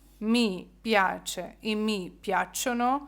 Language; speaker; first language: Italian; non-native, fluent; Ukrainian